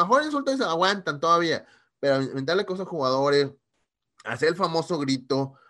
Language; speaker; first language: Spanish; native; Spanish